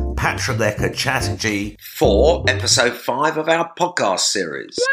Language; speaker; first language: English; native; English